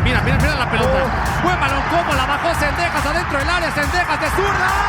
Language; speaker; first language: Spanish; native; Spanish